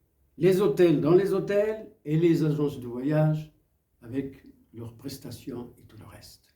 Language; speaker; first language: French; non-native, local second language; Arabic